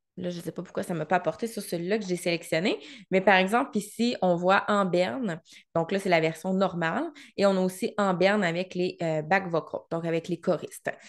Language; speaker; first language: French; native; French